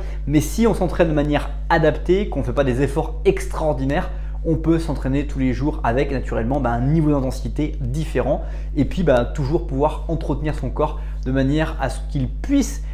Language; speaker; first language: French; native; French